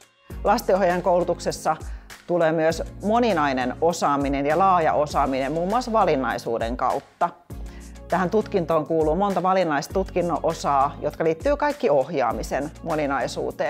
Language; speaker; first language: Finnish; native; Finnish